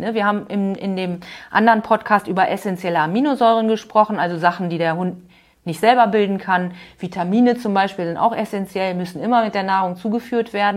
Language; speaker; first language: German; native; German